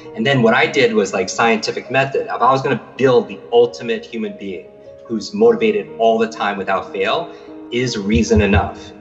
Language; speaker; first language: English; native; English